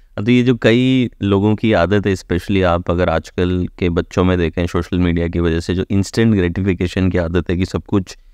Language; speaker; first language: Hindi; native; Hindi